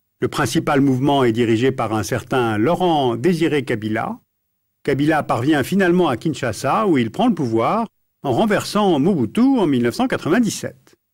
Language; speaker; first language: French; native; French